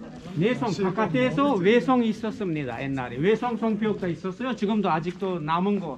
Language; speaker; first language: Korean; non-native, fluent; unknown